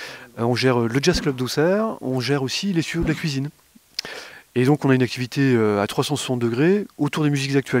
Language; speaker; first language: French; native; French